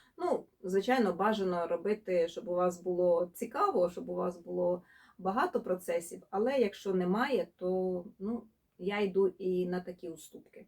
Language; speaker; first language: Ukrainian; non-native, local second language; Russian